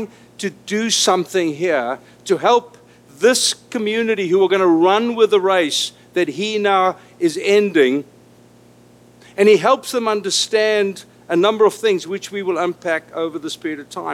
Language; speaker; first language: English; non-native, local second language; Afrikaans